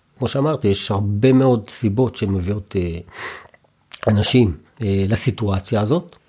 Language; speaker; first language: Hebrew; native; Hebrew